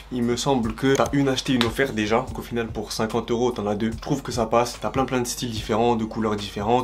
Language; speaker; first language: French; native; French